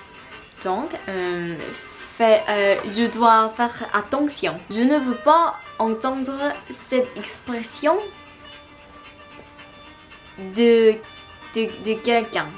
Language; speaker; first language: French; non-native, learner; Korean